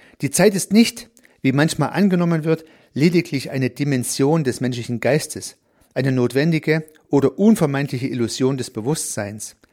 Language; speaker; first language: German; native; German